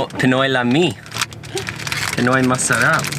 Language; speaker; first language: Filipino; non-native, learner; English